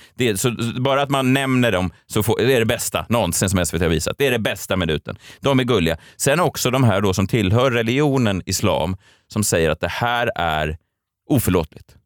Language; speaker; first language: Swedish; native; Swedish